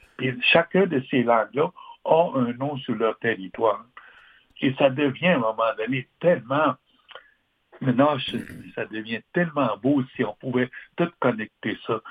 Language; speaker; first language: French; non-native, local second language; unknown